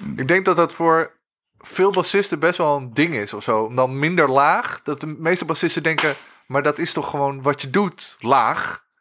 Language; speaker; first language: Dutch; native; Dutch